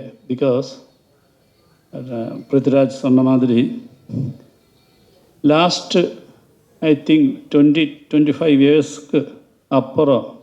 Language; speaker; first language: Tamil; non-native, learner; Malayalam